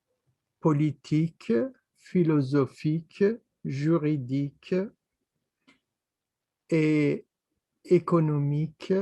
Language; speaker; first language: French; non-native, fluent; Persian